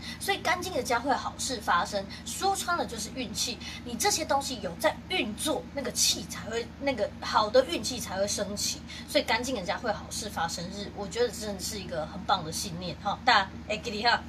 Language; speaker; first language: Chinese; native; Chinese